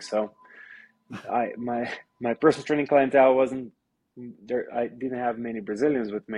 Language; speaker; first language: English; non-native, fluent; Portuguese